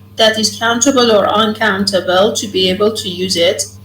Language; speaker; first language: English; non-native, fluent; Persian